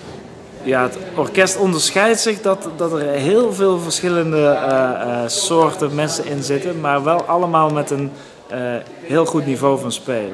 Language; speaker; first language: Dutch; native; Dutch